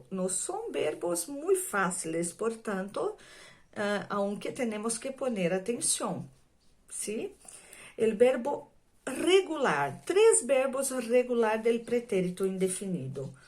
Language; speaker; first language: Spanish; non-native, fluent; Portuguese